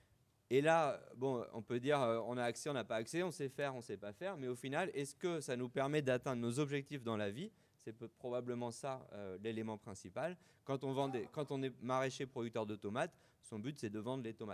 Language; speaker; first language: French; native; French